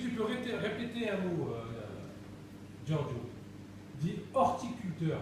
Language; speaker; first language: French; native; French